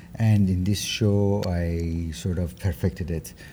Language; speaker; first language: English; non-native, fluent; Persian